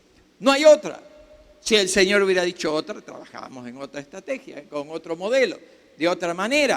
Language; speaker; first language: Spanish; native; Spanish